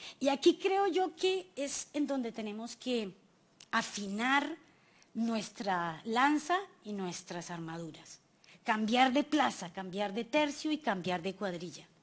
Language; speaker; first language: Spanish; native; Spanish